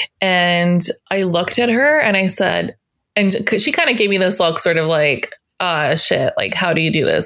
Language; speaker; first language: English; native; English